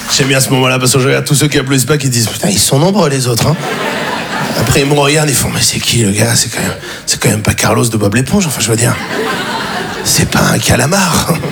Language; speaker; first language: French; native; French